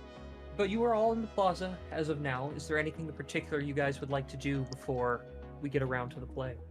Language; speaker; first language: English; native; English